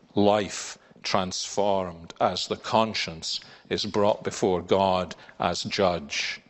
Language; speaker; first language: English; native; English